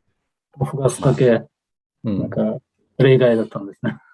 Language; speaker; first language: Japanese; non-native, fluent; Kyrgyz